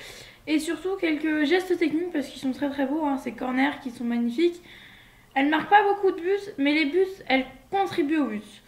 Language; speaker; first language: French; native; French